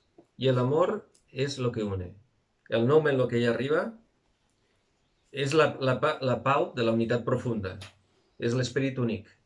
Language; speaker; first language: Catalan; native; Catalan